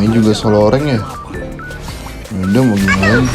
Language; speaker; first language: Indonesian; native; Indonesian